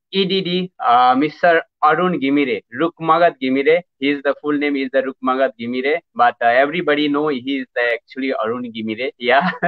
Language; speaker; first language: English; non-native, learner; Nepali